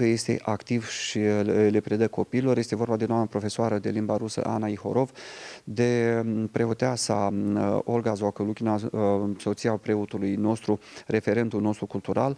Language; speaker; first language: Romanian; non-native, local second language; Russian